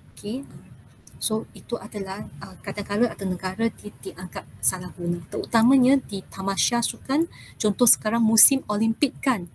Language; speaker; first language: Malay; non-native, local second language; Chinese